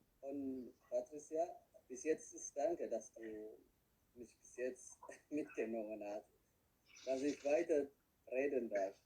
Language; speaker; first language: German; non-native, learner; Tigrinya